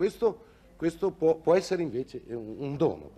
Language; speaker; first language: Italian; native; Italian